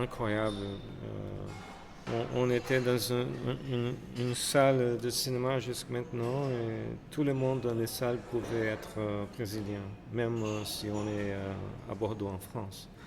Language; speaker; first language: French; non-native, fluent; Portuguese